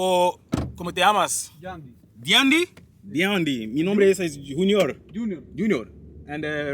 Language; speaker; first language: Spanish; non-native, learner; French